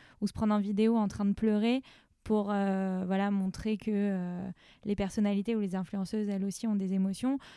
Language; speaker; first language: French; native; French